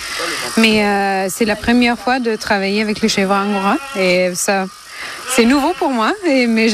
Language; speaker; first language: French; non-native, learner; German